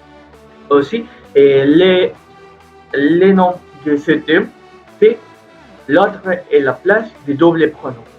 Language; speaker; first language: French; non-native, learner; Spanish